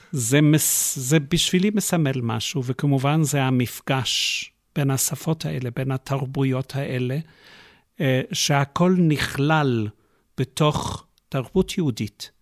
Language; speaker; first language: Hebrew; non-native, fluent; English